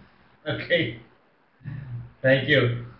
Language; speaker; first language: English; non-native, learner; Portuguese